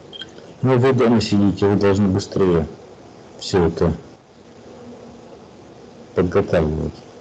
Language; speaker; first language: Russian; native; Russian